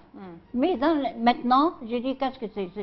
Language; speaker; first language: French; non-native, learner; Arabic